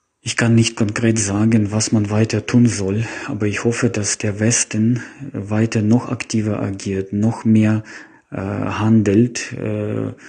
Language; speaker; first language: German; non-native, fluent; Ukrainian